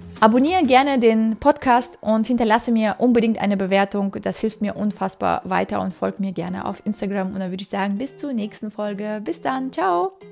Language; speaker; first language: German; early bilingual, other home language; Russian